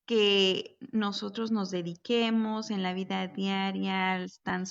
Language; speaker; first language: Spanish; native; Spanish